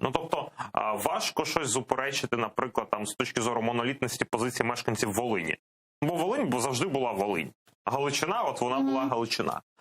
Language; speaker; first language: Ukrainian; non-native, local second language; Russian